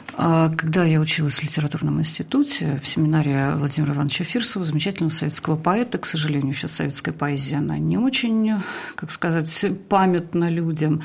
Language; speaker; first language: Russian; native; Russian